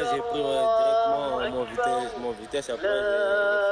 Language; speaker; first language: French; non-native, local second language; Malagasy